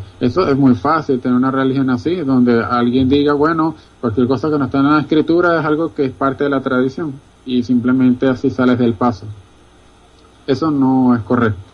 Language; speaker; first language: Spanish; native; Spanish